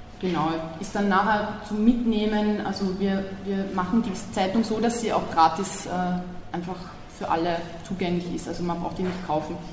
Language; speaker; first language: German; native; German